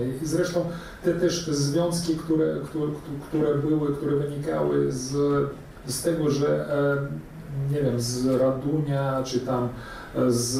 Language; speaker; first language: Polish; early bilingual, heritage; Polish